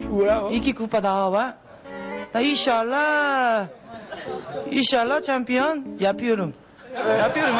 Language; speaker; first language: Turkish; non-native, learner; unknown